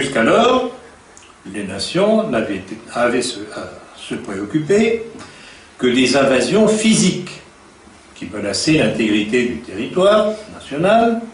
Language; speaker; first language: French; native; French